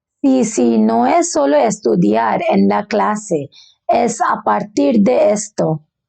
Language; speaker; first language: Spanish; non-native, learner; Bangla